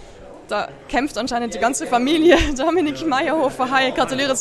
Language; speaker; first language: German; native; German